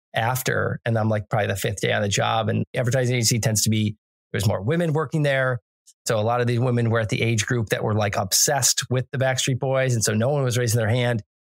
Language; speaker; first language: English; native; English